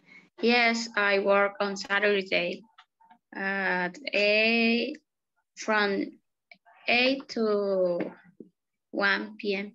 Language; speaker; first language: English; non-native, learner; Spanish